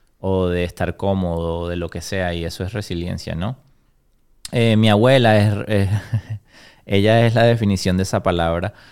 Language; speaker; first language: Spanish; native; Spanish